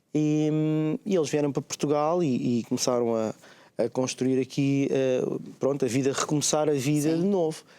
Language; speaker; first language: Portuguese; native; Portuguese